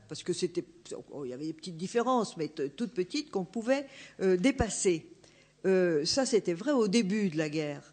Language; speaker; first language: French; native; French